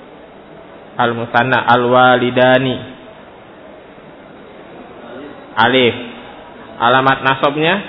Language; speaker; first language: Arabic; non-native, fluent; Indonesian